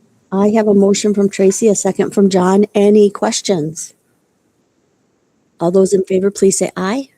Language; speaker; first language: English; native; English